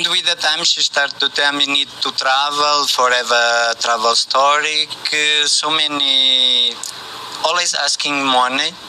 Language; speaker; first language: English; non-native, learner; Portuguese